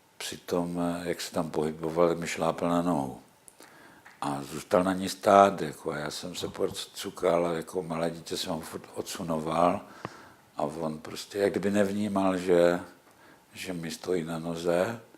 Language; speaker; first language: Czech; native; Czech